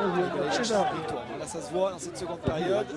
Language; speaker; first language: French; native; French